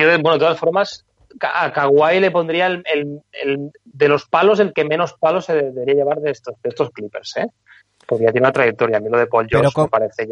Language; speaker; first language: Spanish; native; Spanish